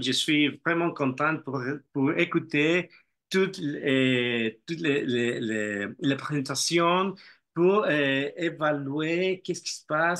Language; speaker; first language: French; non-native, fluent; Spanish